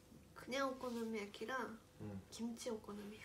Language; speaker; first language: Korean; non-native, fluent; Japanese